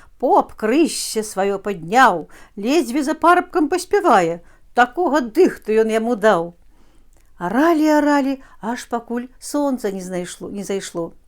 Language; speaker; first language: Belarusian; native; Belarusian